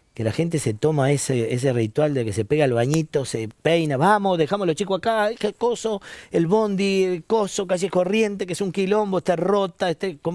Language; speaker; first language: Spanish; native; Spanish